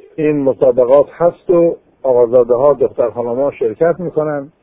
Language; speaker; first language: Persian; native; Persian